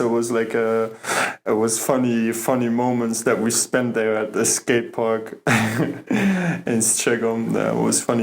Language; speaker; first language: English; non-native, fluent; German